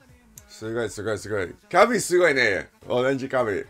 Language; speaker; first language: Japanese; non-native, learner; English